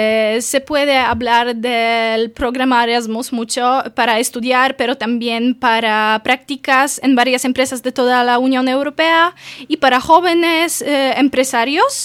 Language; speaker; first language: Spanish; non-native, fluent; Polish